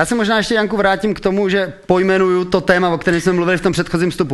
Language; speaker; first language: Czech; native; Czech